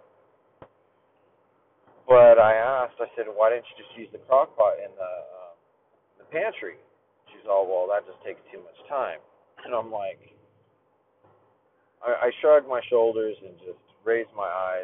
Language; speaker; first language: English; native; English